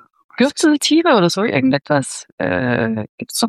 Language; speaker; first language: German; native; German